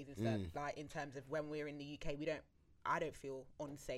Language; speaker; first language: English; native; English